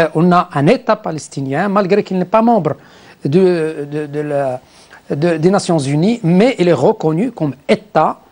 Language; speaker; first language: French; non-native, local second language; Arabic